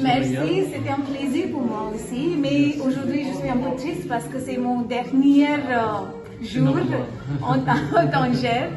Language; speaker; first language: French; non-native, learner; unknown